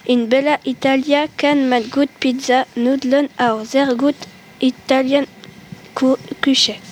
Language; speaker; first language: German; non-native, learner; French